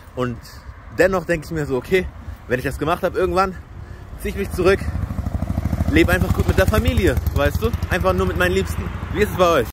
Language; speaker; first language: German; native; German